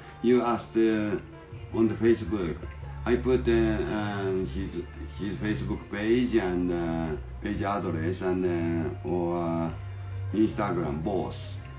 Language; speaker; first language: English; non-native, learner; Japanese